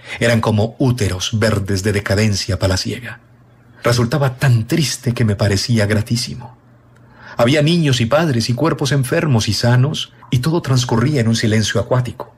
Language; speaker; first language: Spanish; native; Spanish